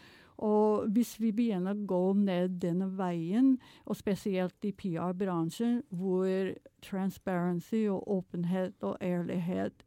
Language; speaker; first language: Norwegian; non-native, fluent; English